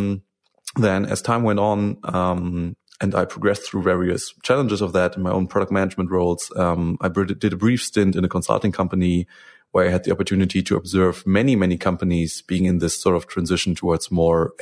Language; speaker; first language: English; non-native, fluent; German